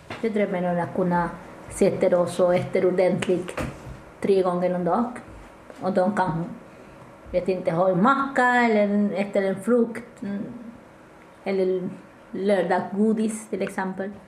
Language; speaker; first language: Swedish; non-native, fluent; Spanish